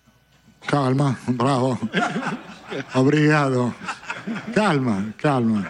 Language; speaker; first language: Portuguese; non-native, fluent; Italian